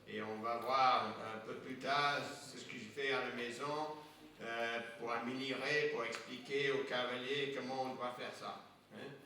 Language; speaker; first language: French; non-native, fluent; English